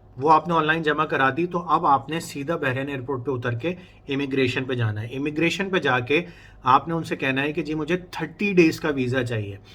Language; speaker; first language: Urdu; native; Urdu